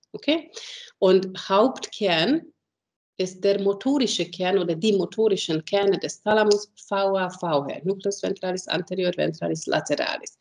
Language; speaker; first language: German; non-native, fluent; Hungarian